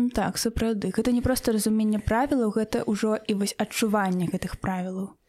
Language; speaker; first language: Belarusian; non-native, local second language; Russian